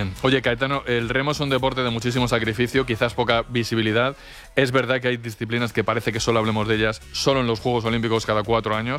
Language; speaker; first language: Spanish; native; Spanish